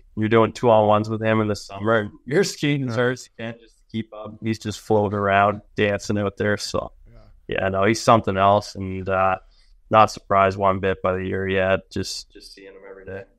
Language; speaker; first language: English; native; English